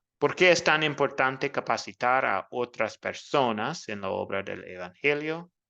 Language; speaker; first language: Spanish; non-native, learner; English